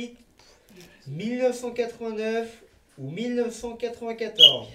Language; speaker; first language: French; native; French